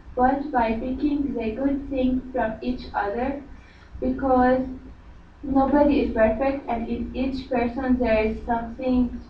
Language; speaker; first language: English; non-native, learner; Arabic